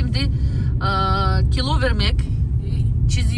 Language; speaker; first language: Turkish; non-native, learner; Russian